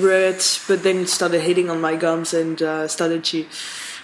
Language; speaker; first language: English; non-native, fluent; French